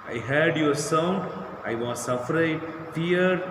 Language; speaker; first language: English; non-native, local second language; Telugu